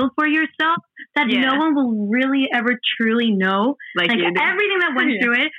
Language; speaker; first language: English; non-native, fluent; Spanish